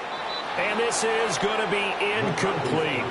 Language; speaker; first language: English; native; English